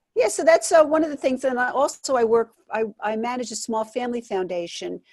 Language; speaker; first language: English; native; English